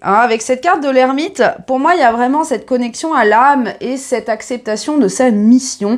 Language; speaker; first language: French; native; French